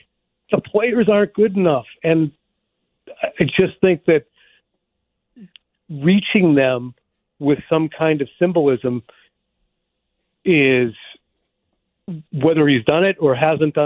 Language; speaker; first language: English; native; English